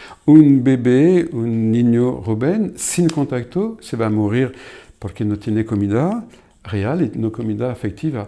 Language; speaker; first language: Spanish; non-native, fluent; French